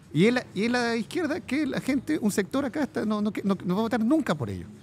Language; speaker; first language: Spanish; non-native, fluent; French